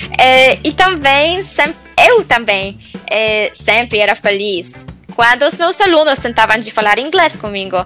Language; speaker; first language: Portuguese; non-native, fluent; Polish